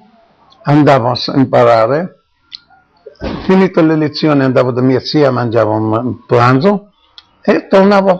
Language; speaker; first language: Italian; non-native, local second language; Arabic